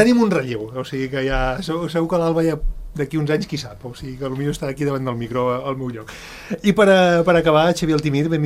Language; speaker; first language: Catalan; native; Catalan